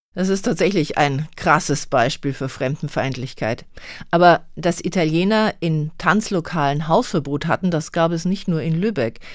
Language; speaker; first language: German; native; German